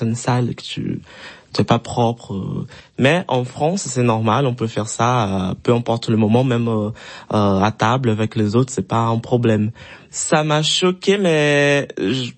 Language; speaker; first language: French; non-native, fluent; Portuguese